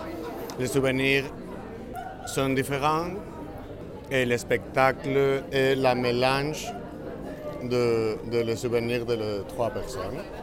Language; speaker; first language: French; non-native, learner; Spanish